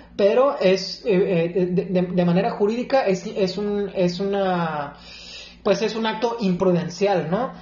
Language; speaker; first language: Spanish; native; Spanish